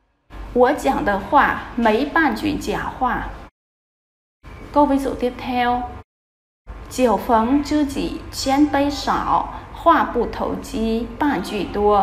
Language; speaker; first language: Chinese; non-native, fluent; Vietnamese